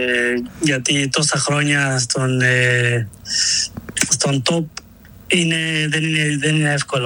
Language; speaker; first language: Greek; non-native, learner; Spanish